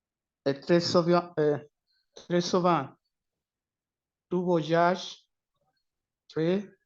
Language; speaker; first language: French; non-native, learner; Spanish